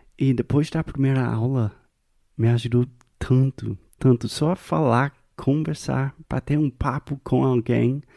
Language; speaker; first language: Portuguese; non-native, fluent; English